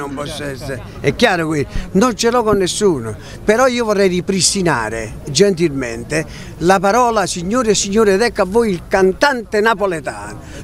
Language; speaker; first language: Italian; native; Italian